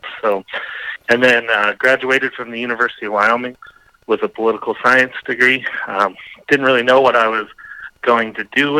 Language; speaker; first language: English; native; English